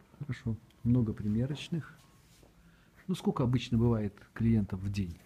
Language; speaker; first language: Russian; native; Russian